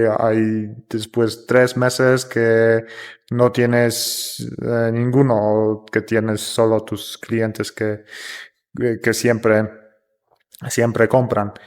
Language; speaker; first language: Spanish; non-native, fluent; Polish